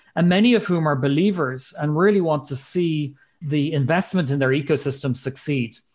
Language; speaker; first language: English; native; English